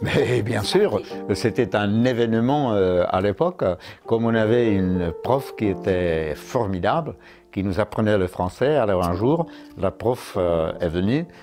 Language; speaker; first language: French; non-native, fluent; Czech